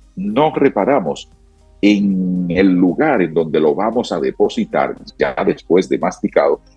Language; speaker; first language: Spanish; native; Spanish